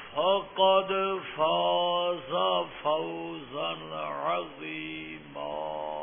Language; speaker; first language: Urdu; non-native, local second language; Punjabi